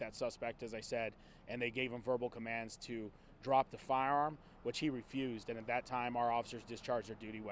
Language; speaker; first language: English; native; English